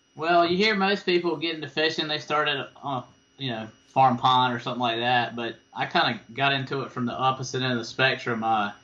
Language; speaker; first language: English; native; English